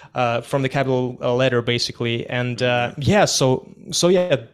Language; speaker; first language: English; non-native, fluent; Russian